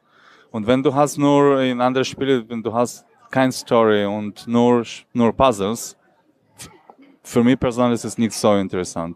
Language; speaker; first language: German; non-native, learner; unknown